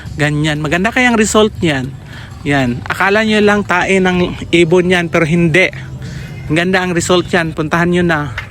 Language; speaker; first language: Filipino; non-native, local second language; Cebuano